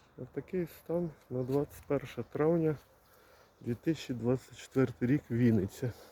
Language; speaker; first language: Ukrainian; native; Ukrainian